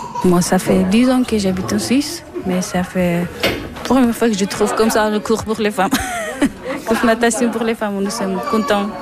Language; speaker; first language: French; non-native, learner; Persian